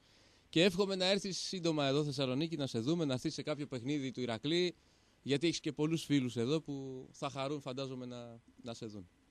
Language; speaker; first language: Greek; native; Greek